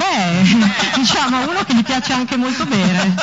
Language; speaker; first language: Italian; native; Italian